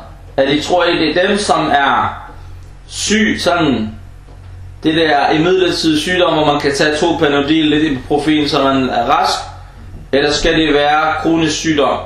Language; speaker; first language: Danish; non-native, fluent; Arabic